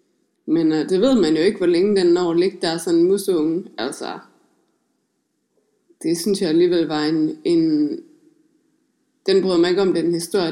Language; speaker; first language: Danish; native; Danish